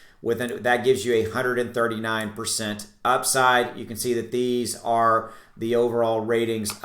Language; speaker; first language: English; native; English